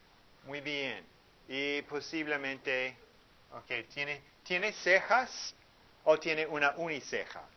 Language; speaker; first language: Spanish; non-native, fluent; English